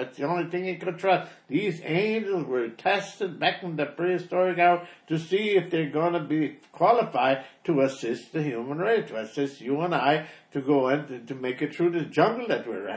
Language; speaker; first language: English; early bilingual, other home language; German